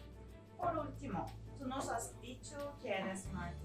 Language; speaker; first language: Spanish; non-native, fluent; Turkish